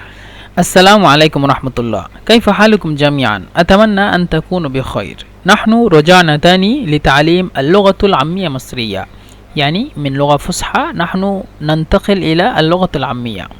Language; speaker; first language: Arabic; non-native, fluent; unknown